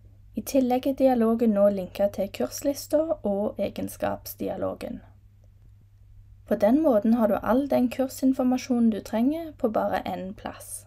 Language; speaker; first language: Norwegian; native; Norwegian